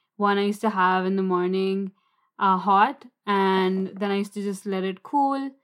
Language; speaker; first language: English; non-native, local second language; Hindi